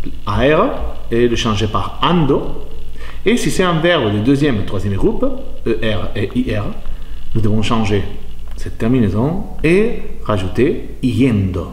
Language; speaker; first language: French; non-native, fluent; Spanish